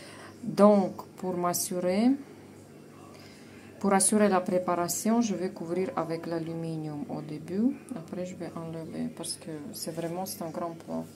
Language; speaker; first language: French; non-native, fluent; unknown